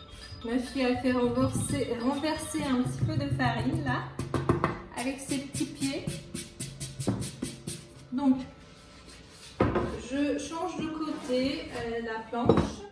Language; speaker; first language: French; non-native, fluent; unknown